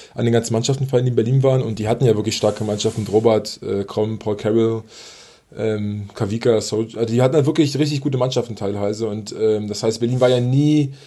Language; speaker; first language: German; native; German